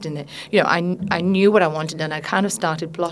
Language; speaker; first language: English; non-native, fluent; Spanish